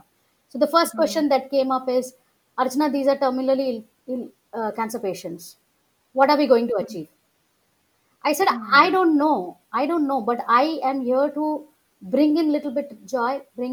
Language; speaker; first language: English; non-native, local second language; Gujarati